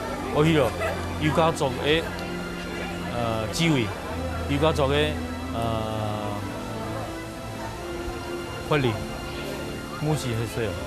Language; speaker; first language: Korean; non-native, fluent; Chinese